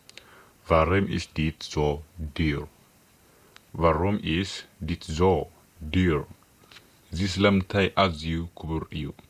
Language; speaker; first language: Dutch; non-native, fluent; Tigrinya